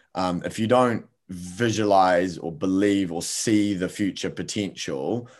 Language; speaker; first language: English; native; English